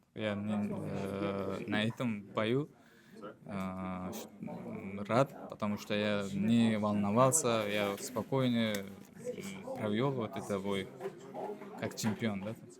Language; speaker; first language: Russian; non-native, learner; Uzbek